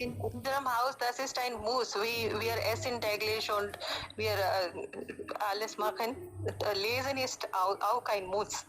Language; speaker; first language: German; non-native, learner; Hindi